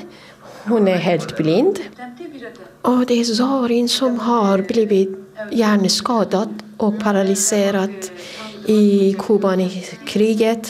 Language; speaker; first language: Swedish; non-native, fluent; Persian